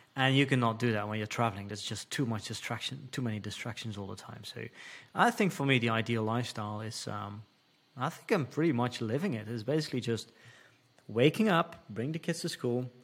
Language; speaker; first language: English; non-native, fluent; Dutch